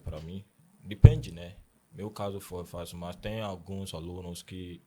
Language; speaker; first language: Portuguese; non-native, learner; Akan